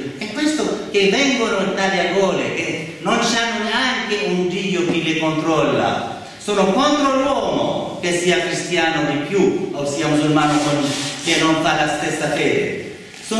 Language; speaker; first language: Italian; non-native, fluent; Arabic